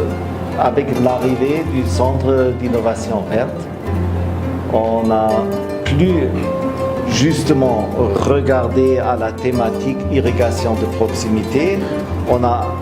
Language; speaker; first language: French; non-native, fluent; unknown